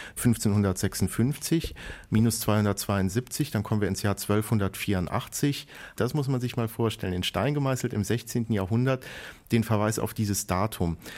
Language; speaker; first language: German; native; German